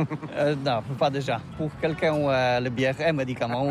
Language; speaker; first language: French; non-native, learner; Polish